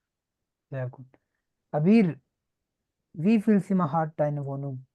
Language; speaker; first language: German; non-native, fluent; Hindi